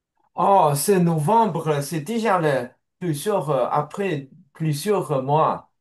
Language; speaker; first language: French; non-native, learner; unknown